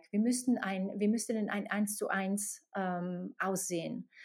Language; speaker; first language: German; non-native, fluent; Slovak